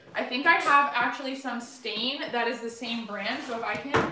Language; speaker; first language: English; native; English